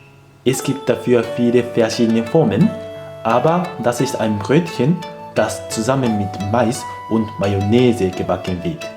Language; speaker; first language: German; non-native, fluent; Japanese